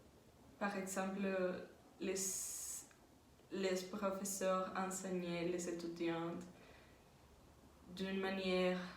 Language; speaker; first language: French; non-native, learner; Spanish